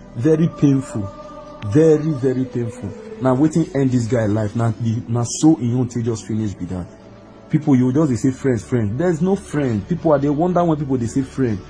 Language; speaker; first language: Nigerian Pidgin; non-native, local second language; Igbo